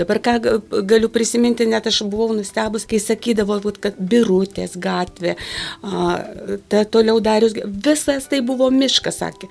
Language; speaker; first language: Lithuanian; native; Lithuanian